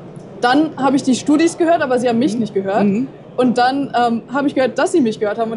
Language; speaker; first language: German; native; German